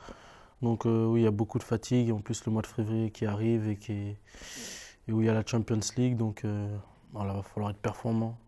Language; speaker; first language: French; native; French